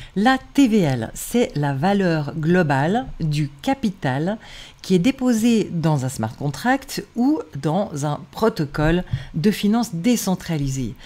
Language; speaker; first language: French; native; French